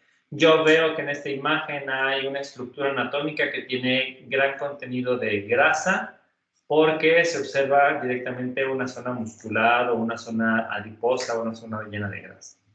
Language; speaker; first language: Spanish; native; Spanish